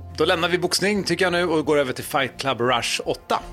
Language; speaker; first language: Swedish; native; Swedish